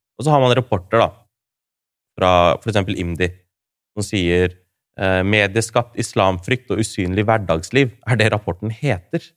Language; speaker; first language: Norwegian; early bilingual, other home language; Urdu